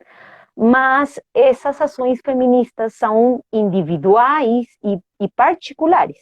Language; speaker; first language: Portuguese; non-native, fluent; Spanish